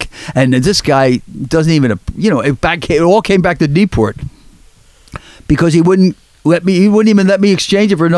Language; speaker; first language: English; native; English